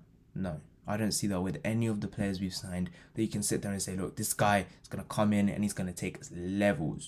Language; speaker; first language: English; native; English